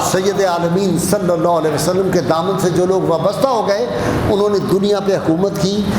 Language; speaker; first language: Urdu; non-native, local second language; Punjabi